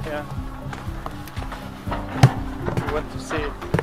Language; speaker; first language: English; non-native, fluent; Swedish